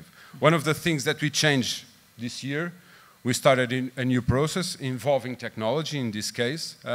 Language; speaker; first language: English; non-native, fluent; Portuguese